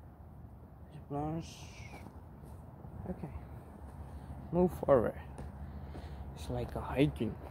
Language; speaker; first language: English; non-native, learner; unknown